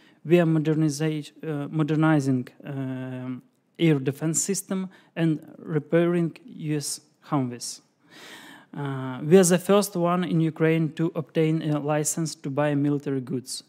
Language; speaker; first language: English; non-native, fluent; Ukrainian